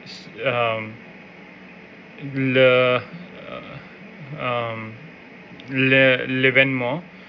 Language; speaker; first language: French; non-native, learner; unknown